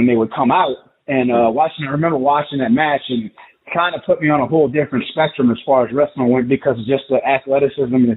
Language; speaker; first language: English; native; English